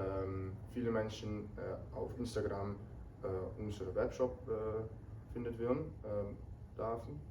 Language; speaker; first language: German; non-native, learner; Dutch